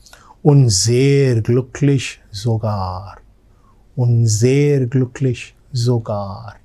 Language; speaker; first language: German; non-native, fluent; Telugu